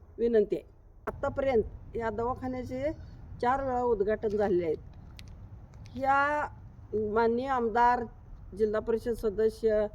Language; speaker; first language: Marathi; native; Marathi